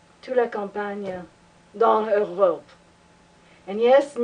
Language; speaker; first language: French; non-native, learner; English